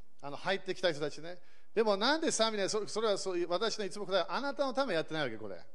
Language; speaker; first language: Japanese; early bilingual, other home language; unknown